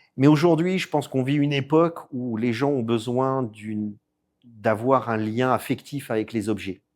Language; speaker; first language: French; native; French